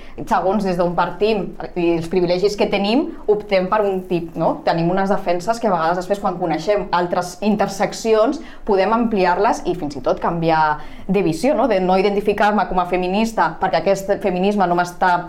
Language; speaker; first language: Catalan; non-native, local second language; Spanish